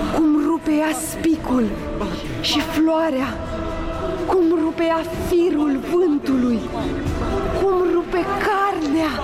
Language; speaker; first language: Romanian; native; Romanian